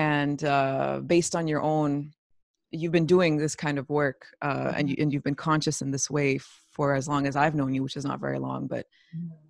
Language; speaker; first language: English; native; English